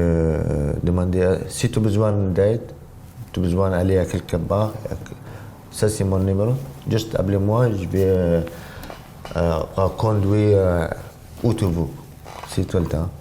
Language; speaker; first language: French; non-native, learner; Arabic